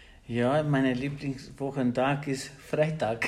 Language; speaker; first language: German; non-native, learner; Albanian